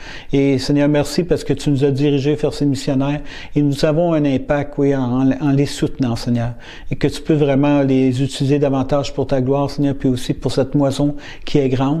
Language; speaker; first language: French; native; French